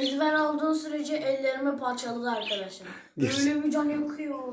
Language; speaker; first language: Turkish; native; Turkish